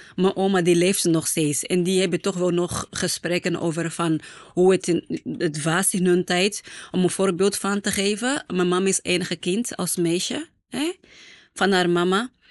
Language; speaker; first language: Dutch; non-native, fluent; Portuguese